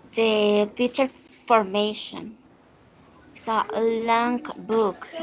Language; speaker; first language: English; non-native, learner; Spanish